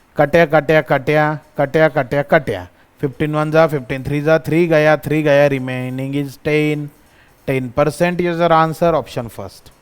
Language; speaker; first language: Hindi; non-native, local second language; Marathi